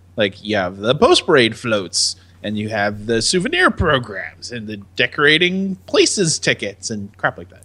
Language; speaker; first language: English; native; English